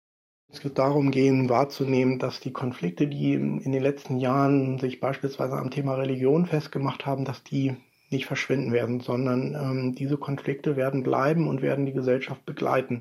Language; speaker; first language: German; native; German